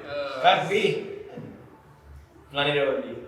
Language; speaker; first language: Russian; non-native, learner; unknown